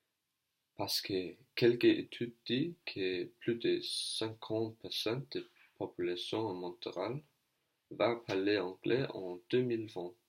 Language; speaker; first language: French; non-native, learner; Danish